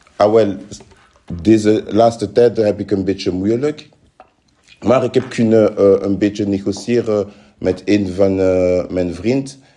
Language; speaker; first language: Dutch; non-native, fluent; French